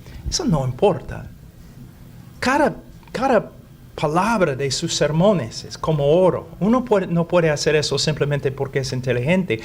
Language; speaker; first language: Spanish; non-native, fluent; English